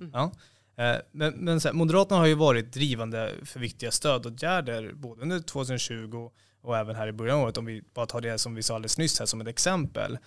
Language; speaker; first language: Swedish; native; Swedish